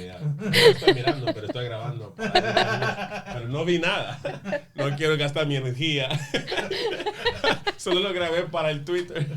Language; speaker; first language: Spanish; early bilingual, other home language; English